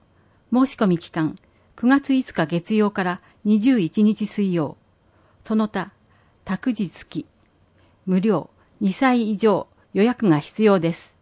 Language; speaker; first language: Japanese; native; Japanese